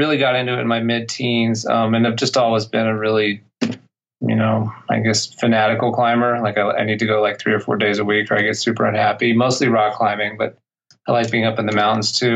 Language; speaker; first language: English; native; English